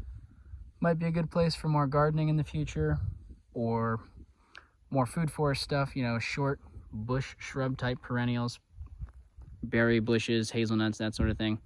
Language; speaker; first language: English; native; English